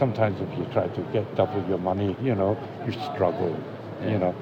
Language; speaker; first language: English; native; English